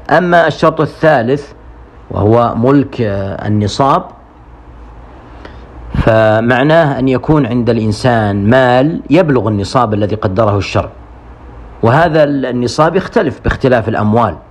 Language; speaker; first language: Arabic; native; Arabic